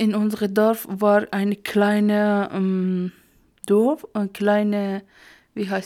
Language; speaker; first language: German; non-native, learner; Persian